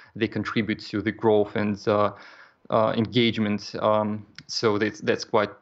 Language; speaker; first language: English; non-native, fluent; Russian